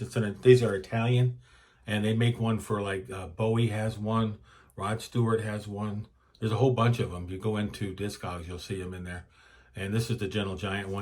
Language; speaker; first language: English; native; English